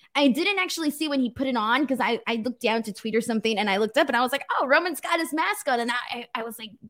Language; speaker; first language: English; early bilingual, other home language; Spanish